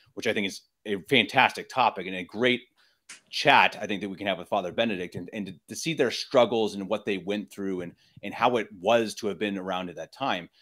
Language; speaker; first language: English; native; English